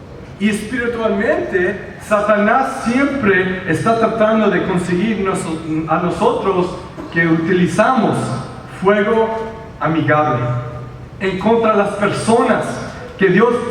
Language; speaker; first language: Spanish; early bilingual, heritage; Spanish